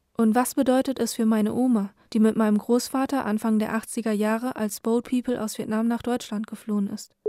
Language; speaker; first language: German; early bilingual, other home language; Vietnamese